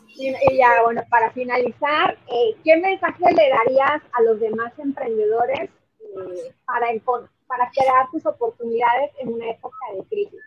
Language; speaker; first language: Spanish; native; Spanish